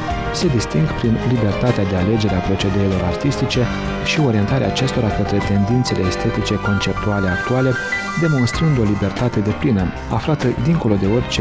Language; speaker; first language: Romanian; native; Romanian